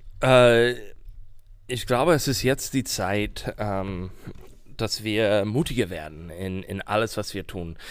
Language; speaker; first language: German; non-native, fluent; English